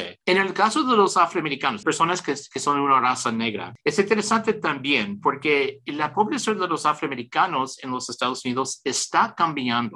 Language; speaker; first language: Spanish; early bilingual, heritage; English